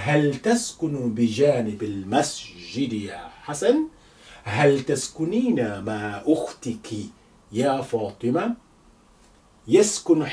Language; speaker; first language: Arabic; non-native, fluent; English